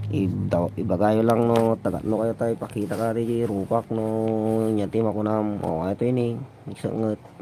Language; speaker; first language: Filipino; non-native, local second language; Iloko